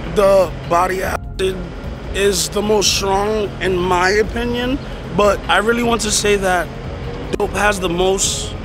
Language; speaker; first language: English; native; English